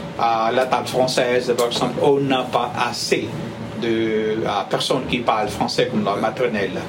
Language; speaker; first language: French; non-native, fluent; Spanish